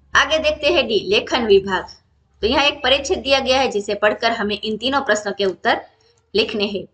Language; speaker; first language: Hindi; non-native, local second language; Gujarati